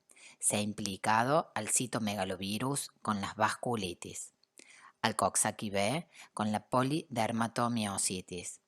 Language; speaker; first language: Spanish; native; Spanish